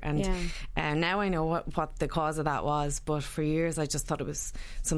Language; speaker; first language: English; native; English